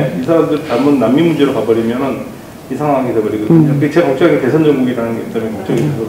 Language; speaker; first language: Korean; native; Korean